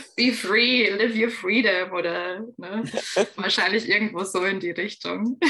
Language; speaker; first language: German; native; German